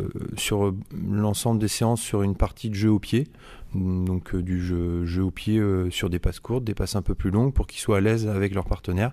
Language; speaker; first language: French; native; French